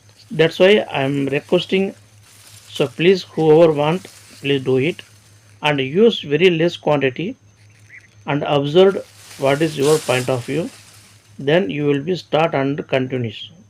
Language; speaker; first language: English; non-native, local second language; Tamil